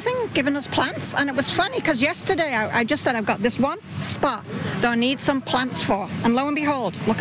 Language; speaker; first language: English; native; English